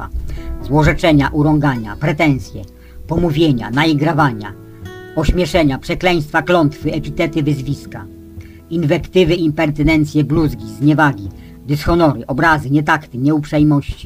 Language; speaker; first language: Polish; native; Polish